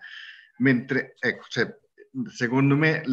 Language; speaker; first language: Italian; native; Italian